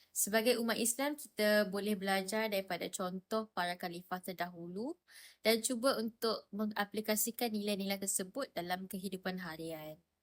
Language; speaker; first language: Malay; native; Malay